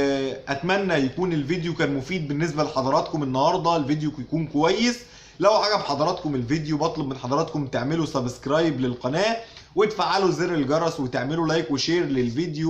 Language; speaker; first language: Arabic; native; Arabic